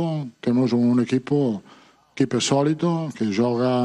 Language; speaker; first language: Portuguese; non-native, learner; Italian